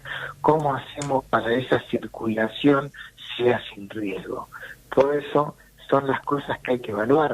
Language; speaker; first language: Spanish; native; Spanish